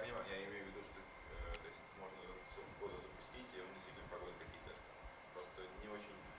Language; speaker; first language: Russian; native; Russian